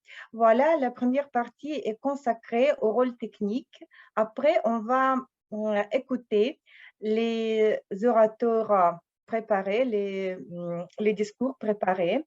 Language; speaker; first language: French; non-native, fluent; Russian